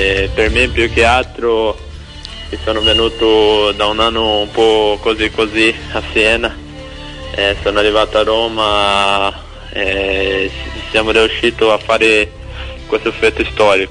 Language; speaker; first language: Italian; non-native, fluent; Portuguese